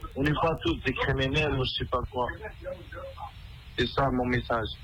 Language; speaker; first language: French; non-native, fluent; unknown